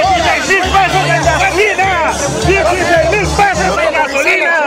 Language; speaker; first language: Spanish; native; Spanish